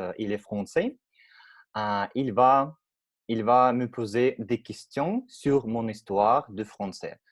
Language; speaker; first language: French; non-native, learner; Russian